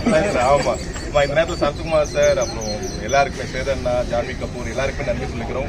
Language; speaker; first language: Tamil; native; Tamil